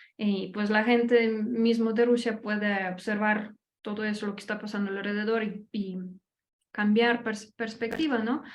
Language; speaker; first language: Spanish; non-native, fluent; Ukrainian